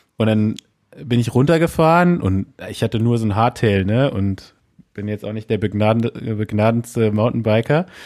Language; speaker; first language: German; native; German